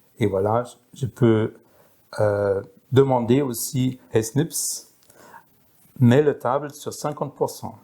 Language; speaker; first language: French; non-native, fluent; German